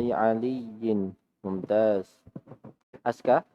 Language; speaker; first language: Arabic; non-native, fluent; Indonesian